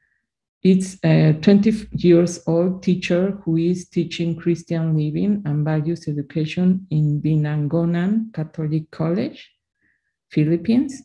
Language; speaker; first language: English; non-native, learner; Spanish